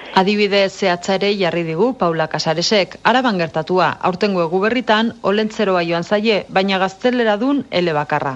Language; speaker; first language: Basque; native; Basque